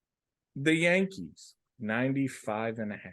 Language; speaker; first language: English; native; English